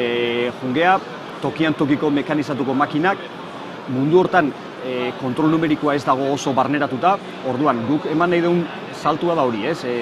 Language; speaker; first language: Basque; native; Basque